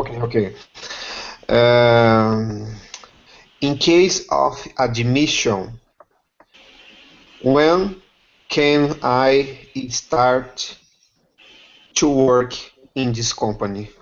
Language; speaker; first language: English; non-native, learner; Portuguese